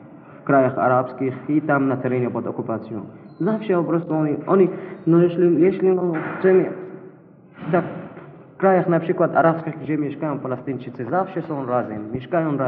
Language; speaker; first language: Polish; non-native, learner; Arabic